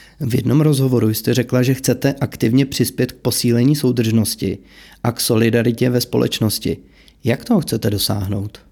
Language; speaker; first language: Czech; native; Czech